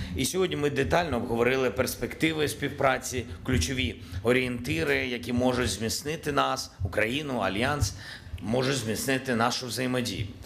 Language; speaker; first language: Ukrainian; native; Ukrainian